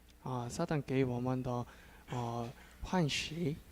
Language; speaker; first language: Chinese; non-native, learner; Korean